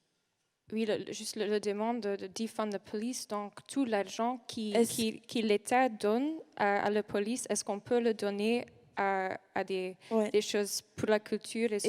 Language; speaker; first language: French; non-native, learner; English